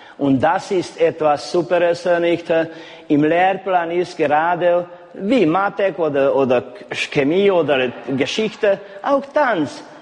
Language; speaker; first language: German; non-native, local second language; Hungarian